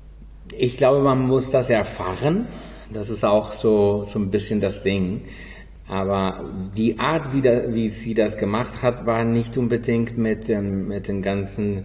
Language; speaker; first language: German; non-native, fluent; Spanish